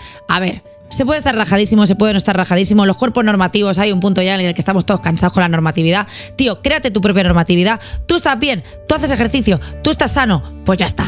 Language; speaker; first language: Spanish; native; Spanish